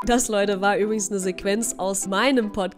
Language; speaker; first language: German; native; German